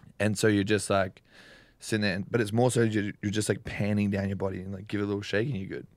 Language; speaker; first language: English; native; English